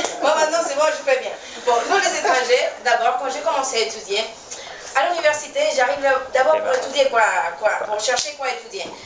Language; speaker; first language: French; non-native, fluent; Spanish